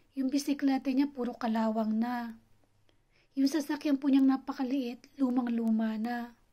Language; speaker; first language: Filipino; native; Filipino